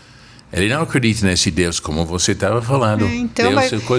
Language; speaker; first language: Portuguese; non-native, fluent; English